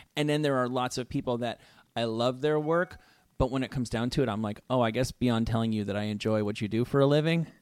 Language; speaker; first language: English; native; English